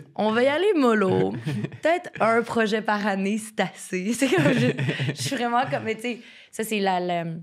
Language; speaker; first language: French; native; French